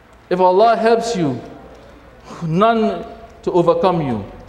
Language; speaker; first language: English; native; English